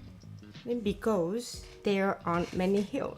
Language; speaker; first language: English; non-native, learner; Japanese